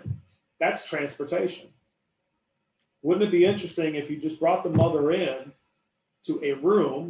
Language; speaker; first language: English; native; English